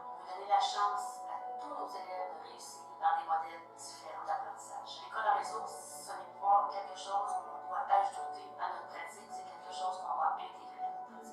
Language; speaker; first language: French; native; French